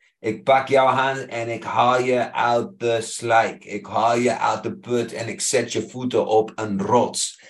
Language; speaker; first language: Dutch; non-native, fluent; English